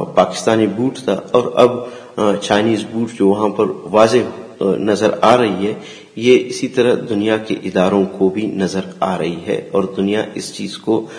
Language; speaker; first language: Urdu; non-native, local second language; Baluchi